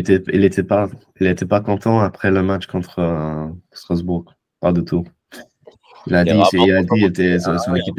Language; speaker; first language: French; non-native, fluent; English